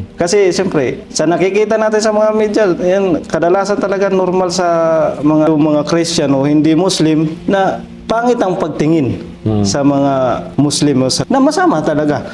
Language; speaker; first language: Filipino; non-native, local second language; Waray